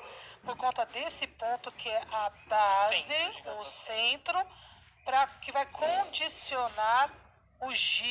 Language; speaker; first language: Portuguese; native; Portuguese